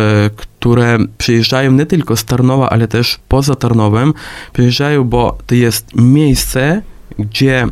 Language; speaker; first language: Polish; non-native, fluent; Ukrainian